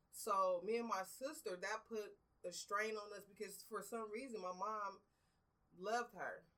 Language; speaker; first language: English; native; English